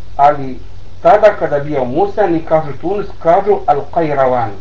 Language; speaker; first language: Bosnian; non-native, learner; Arabic